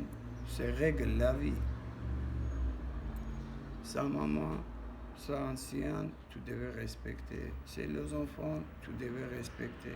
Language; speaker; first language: French; non-native, learner; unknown